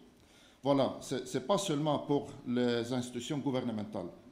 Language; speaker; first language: French; non-native, fluent; Estonian